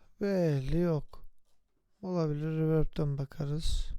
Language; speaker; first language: Turkish; native; Turkish